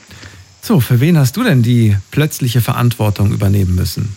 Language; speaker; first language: German; native; German